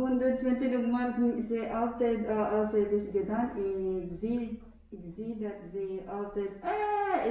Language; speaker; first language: Dutch; non-native, learner; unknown